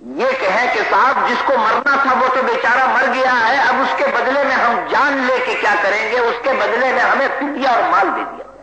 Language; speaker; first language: Urdu; native; Urdu